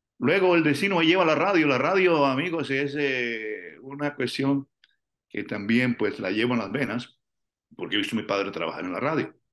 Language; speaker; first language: Spanish; native; Spanish